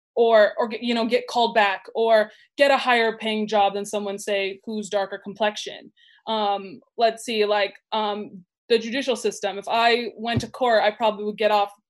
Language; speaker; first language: English; native; English